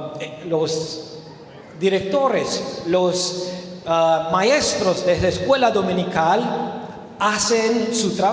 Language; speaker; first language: Spanish; non-native, learner; Romanian